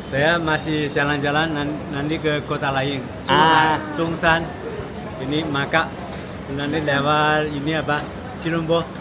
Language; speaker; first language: Indonesian; non-native, learner; Chinese